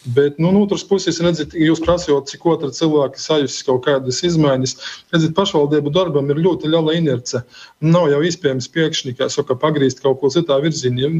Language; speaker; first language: Latvian; native; Latvian